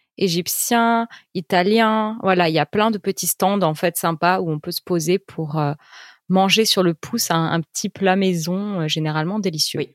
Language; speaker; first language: French; native; French